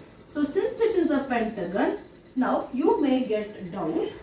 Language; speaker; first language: English; non-native, local second language; Kannada